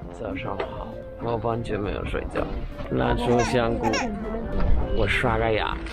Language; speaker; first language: Chinese; non-native, fluent; English